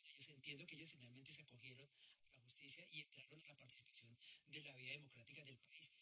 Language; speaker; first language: Spanish; native; Spanish